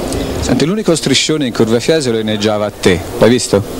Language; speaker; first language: Italian; native; Italian